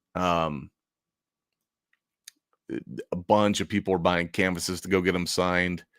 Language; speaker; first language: English; native; English